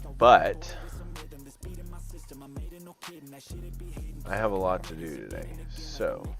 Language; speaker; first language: English; native; English